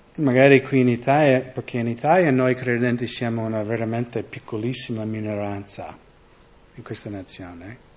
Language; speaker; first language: Italian; non-native, fluent; English